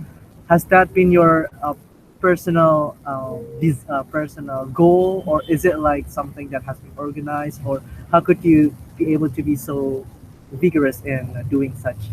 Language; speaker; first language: English; non-native, learner; Indonesian